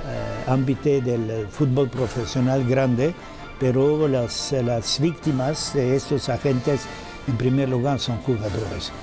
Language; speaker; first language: Spanish; non-native, fluent; German